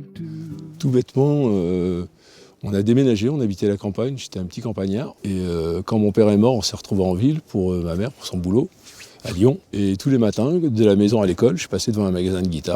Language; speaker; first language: French; native; French